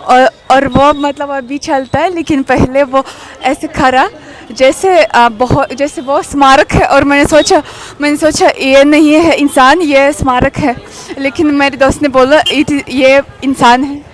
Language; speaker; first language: Hindi; non-native, learner; Russian